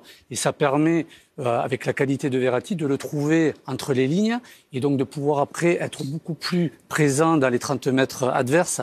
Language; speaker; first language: French; native; French